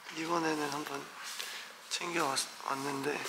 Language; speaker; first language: Korean; early bilingual, heritage; Korean